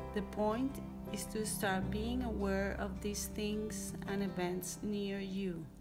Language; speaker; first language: English; non-native, fluent; Spanish